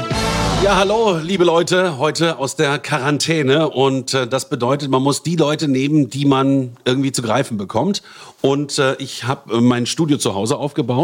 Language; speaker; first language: German; native; German